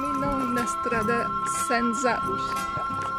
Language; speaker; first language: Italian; non-native, learner; French